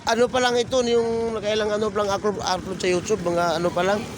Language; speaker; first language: Filipino; native; Filipino